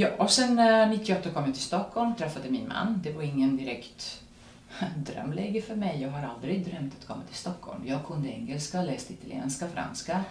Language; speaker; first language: Swedish; non-native, fluent; Serbian